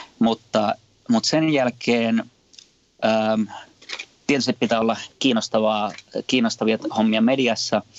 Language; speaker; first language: Finnish; native; Finnish